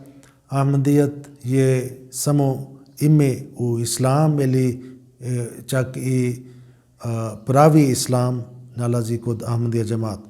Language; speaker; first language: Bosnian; non-native, learner; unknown